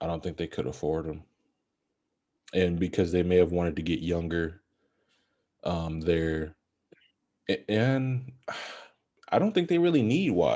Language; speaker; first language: English; native; English